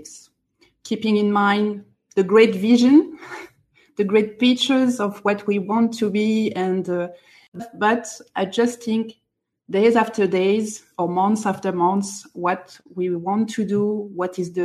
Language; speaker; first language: English; non-native, fluent; French